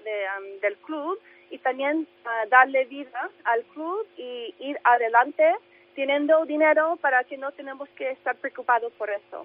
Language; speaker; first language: Spanish; early bilingual, heritage; English